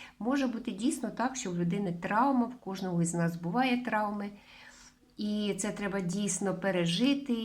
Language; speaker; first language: Ukrainian; non-native, local second language; Russian